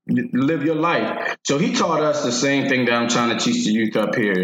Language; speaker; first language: English; native; English